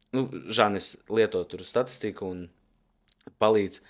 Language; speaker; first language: Latvian; native; Latvian